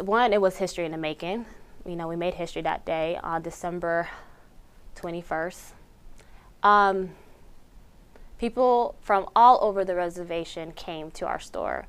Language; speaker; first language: English; early bilingual, other home language; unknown